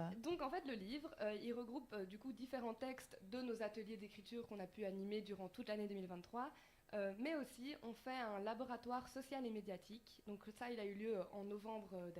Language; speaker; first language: French; native; French